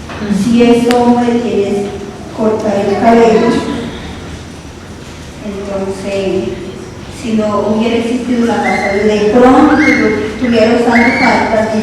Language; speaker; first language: Spanish; non-native, local second language; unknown